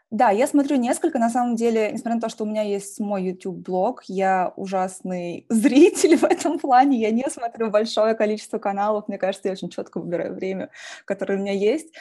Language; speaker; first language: Russian; native; Russian